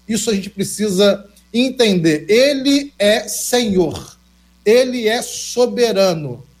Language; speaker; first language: Portuguese; native; Portuguese